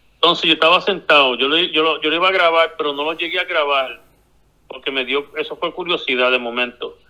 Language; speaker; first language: Spanish; early bilingual, heritage; Spanish